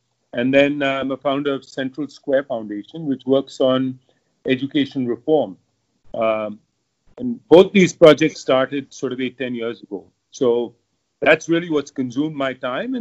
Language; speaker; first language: English; non-native, local second language; Hindi